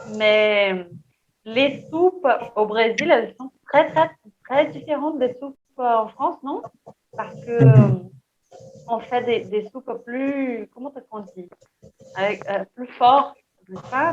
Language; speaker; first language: French; non-native, fluent; Portuguese